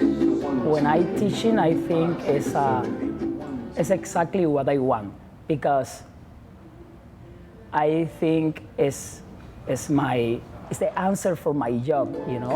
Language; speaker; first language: English; non-native, learner; Spanish